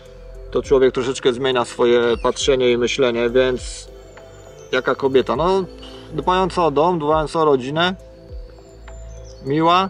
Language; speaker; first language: Polish; native; Polish